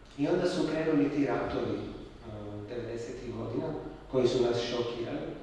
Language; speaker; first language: Serbian; non-native, fluent; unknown